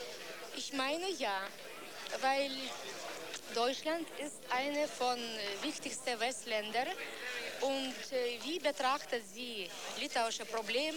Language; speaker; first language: German; non-native, learner; Lithuanian